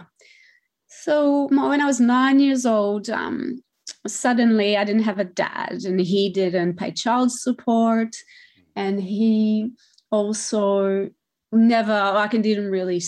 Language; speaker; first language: English; non-native, fluent; French